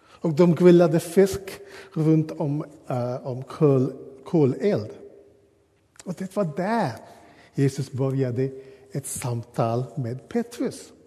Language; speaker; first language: Swedish; non-native, learner; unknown